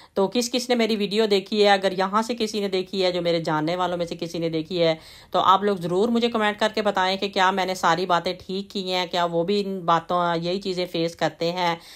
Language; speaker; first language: Urdu; native; Urdu